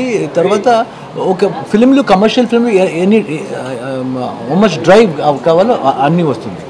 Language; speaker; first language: Telugu; non-native, learner; Kannada